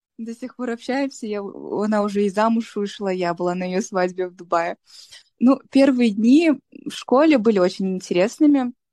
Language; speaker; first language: Russian; non-native, local second language; Tajik